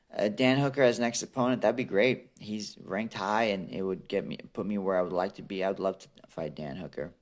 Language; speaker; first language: English; early bilingual, other home language; Assyrian Neo-Aramaic